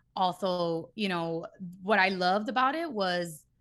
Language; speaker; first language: English; native; English